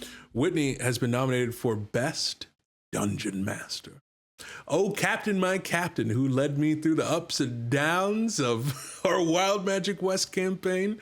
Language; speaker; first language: English; native; English